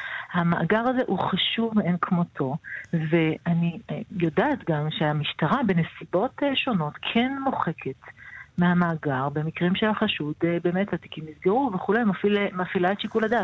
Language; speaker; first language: Hebrew; native; Hebrew